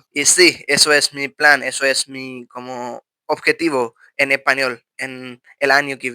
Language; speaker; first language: Spanish; non-native, fluent; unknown